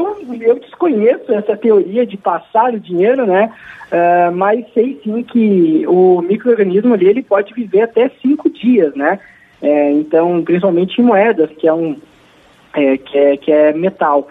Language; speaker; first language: Portuguese; native; Portuguese